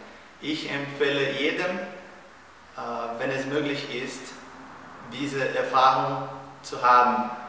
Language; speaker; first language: German; non-native, learner; Portuguese